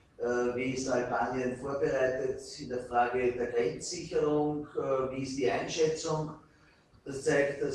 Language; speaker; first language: German; native; German